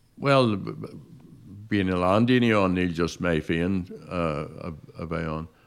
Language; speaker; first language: Irish; non-native, local second language; English